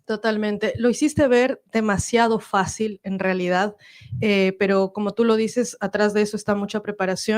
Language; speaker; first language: Spanish; native; Spanish